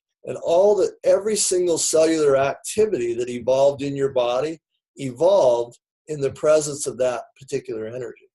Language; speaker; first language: English; native; English